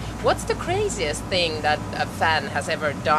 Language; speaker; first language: English; non-native, fluent; Finnish